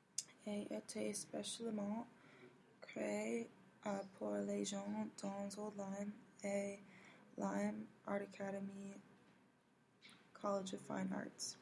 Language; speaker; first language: French; non-native, learner; English